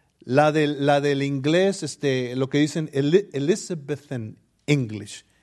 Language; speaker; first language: Spanish; early bilingual, heritage; English